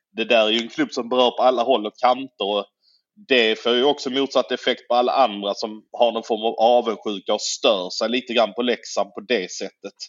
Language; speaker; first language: Swedish; native; Swedish